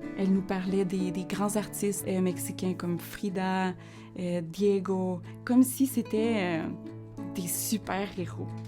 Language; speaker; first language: French; non-native, fluent; Spanish